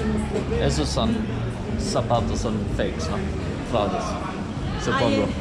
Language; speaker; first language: Spanish; non-native, learner; Swedish